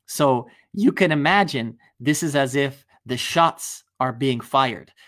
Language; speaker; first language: English; native; English